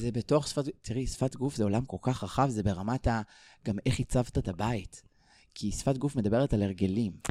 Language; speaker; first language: Hebrew; native; Hebrew